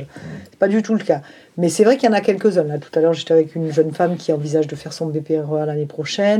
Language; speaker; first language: French; native; French